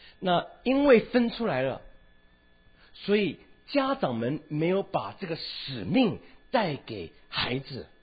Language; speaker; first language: Chinese; early bilingual, other home language; Min Nan Chinese